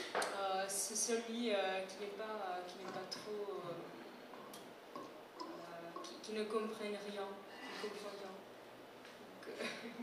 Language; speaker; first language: French; non-native, fluent; Czech